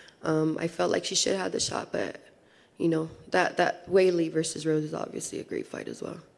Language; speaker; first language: English; early bilingual, other home language; Spanish